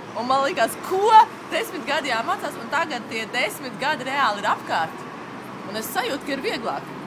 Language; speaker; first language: Latvian; native; Latvian